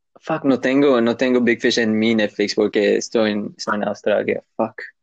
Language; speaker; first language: Spanish; non-native, learner; English